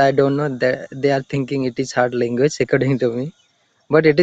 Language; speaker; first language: English; non-native, learner; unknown